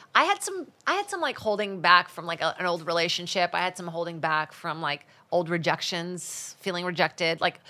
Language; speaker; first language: English; non-native, fluent; Portuguese